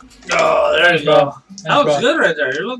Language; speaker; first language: English; native; English